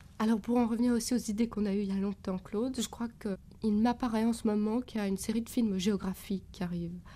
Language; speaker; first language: French; native; French